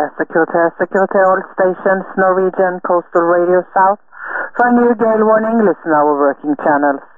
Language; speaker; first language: English; non-native, fluent; Norwegian